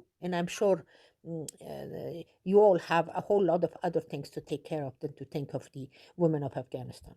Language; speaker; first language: English; non-native, fluent; Persian